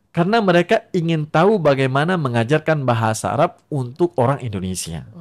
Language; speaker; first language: Indonesian; non-native, local second language; Achinese